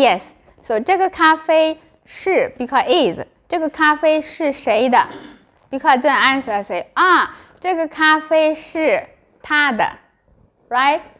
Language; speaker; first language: Chinese; non-native, learner; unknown